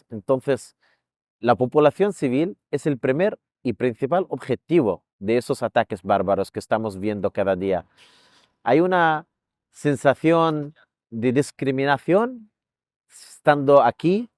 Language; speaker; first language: Spanish; non-native, fluent; Arabic